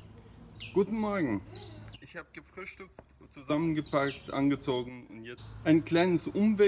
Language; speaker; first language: German; non-native, fluent; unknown